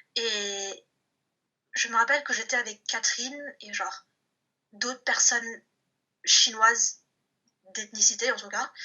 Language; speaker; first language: French; early bilingual, other home language; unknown